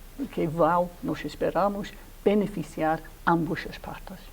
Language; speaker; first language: Portuguese; non-native, fluent; English